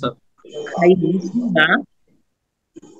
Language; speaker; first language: Chinese; non-native, learner; Bangla